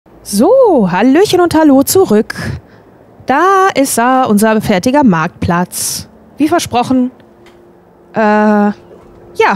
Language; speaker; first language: German; native; German